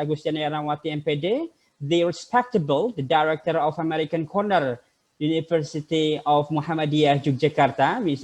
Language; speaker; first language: English; non-native, fluent; Indonesian